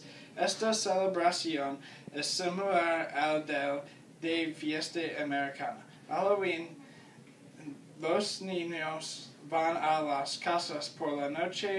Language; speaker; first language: Spanish; non-native, learner; English